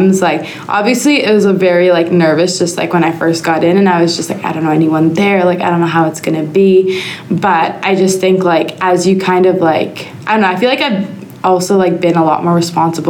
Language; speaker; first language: English; native; English